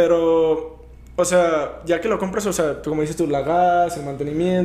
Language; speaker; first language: Spanish; native; Spanish